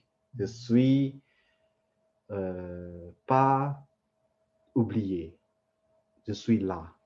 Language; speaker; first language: French; non-native, fluent; Vietnamese